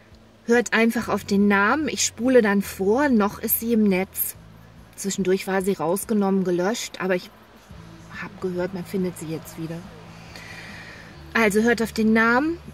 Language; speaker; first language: German; native; German